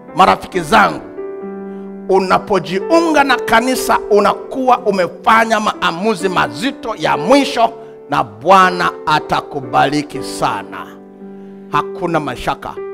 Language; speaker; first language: Swahili; native; Swahili